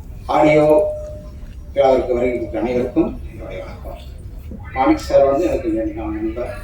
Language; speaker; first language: Tamil; native; Tamil